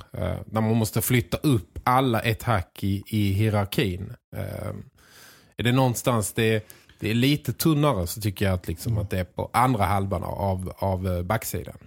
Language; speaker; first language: Swedish; native; Swedish